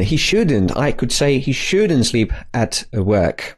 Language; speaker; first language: English; non-native, fluent; Polish